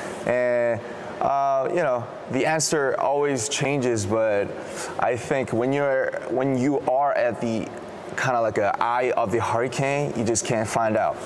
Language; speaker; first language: English; non-native, fluent; Korean